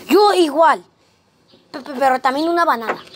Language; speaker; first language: Spanish; native; Spanish